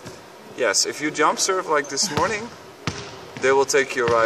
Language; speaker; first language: English; non-native, fluent; Dutch